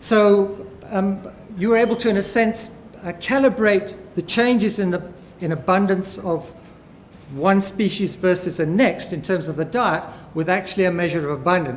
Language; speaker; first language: English; native; English